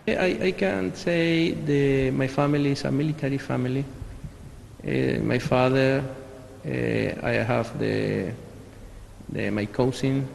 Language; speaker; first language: English; non-native, learner; Spanish